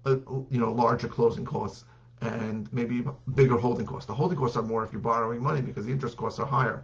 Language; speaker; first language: English; native; English